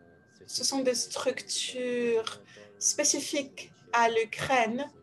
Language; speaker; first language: French; non-native, fluent; Ukrainian